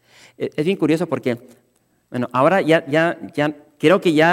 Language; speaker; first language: Spanish; native; Spanish